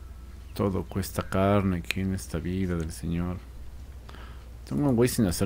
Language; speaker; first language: Spanish; native; Spanish